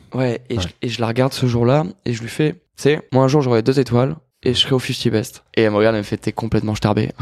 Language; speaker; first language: French; native; French